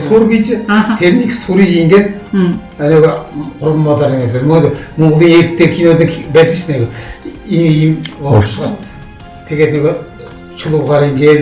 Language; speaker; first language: Mongolian; non-native, local second language; Kazakh